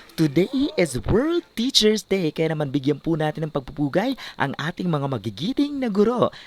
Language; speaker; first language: Filipino; non-native, local second language; Waray